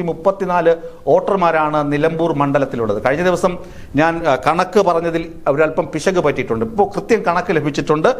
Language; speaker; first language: Malayalam; native; Malayalam